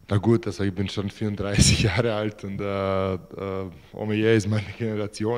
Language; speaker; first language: German; non-native, fluent; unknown